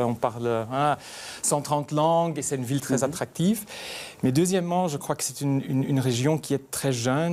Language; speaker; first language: French; native; French